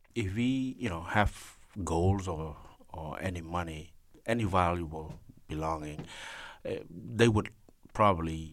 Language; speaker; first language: English; non-native, learner; Khmer